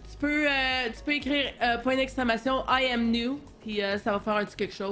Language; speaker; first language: French; native; French